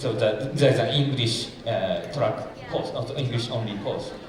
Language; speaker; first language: English; non-native, fluent; Japanese